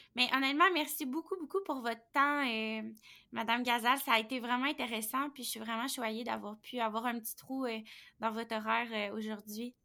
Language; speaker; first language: French; native; French